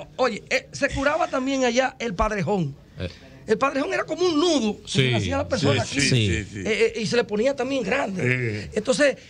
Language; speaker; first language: Spanish; native; Spanish